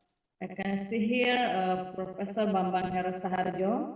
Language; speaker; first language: English; non-native, learner; Indonesian